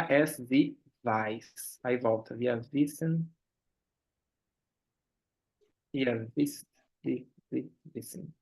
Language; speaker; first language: German; non-native, fluent; Portuguese